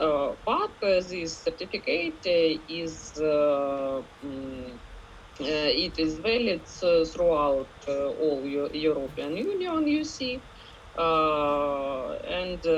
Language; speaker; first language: English; non-native, learner; Ukrainian